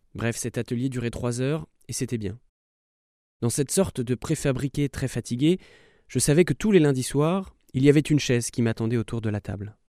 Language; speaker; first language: French; native; French